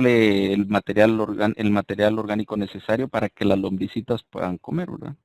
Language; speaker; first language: Spanish; native; Spanish